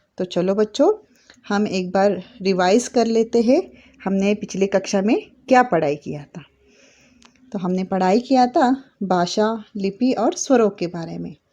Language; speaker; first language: Hindi; non-native, local second language; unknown